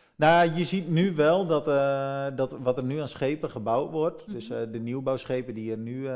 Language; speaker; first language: Dutch; native; Dutch